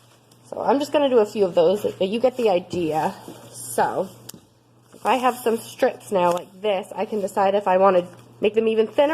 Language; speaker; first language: English; native; English